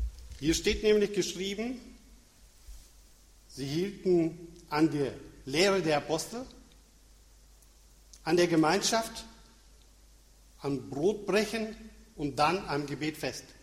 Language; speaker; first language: German; non-native, fluent; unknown